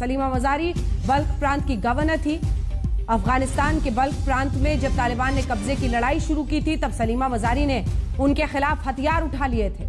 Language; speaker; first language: Hindi; native; Hindi